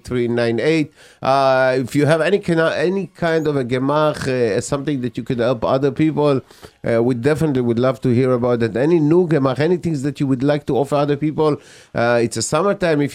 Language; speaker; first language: English; non-native, fluent; Hebrew